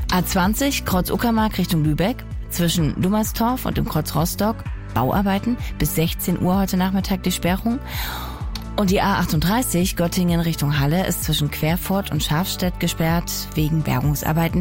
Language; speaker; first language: German; native; German